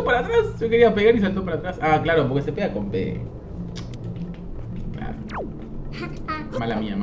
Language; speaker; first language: Spanish; native; Spanish